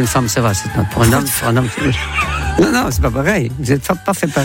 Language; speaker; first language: French; non-native, fluent; Dutch